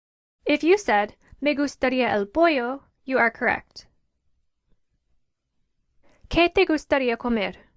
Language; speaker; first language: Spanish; non-native, fluent; English